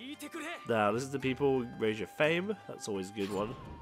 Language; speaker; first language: English; native; English